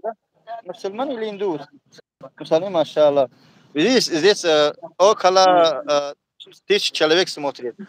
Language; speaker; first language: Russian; non-native, learner; Tajik